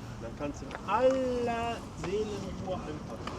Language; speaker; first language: German; native; German